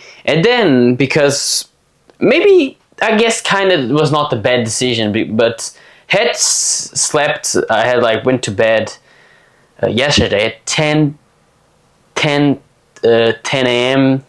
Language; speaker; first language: English; non-native, fluent; Portuguese